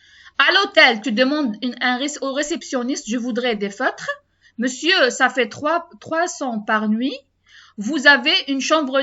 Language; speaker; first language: French; non-native, learner; Arabic